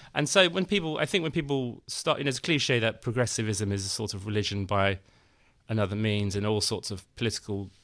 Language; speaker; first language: English; native; English